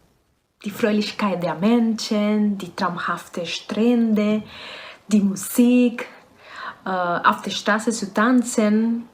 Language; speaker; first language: German; non-native, fluent; Spanish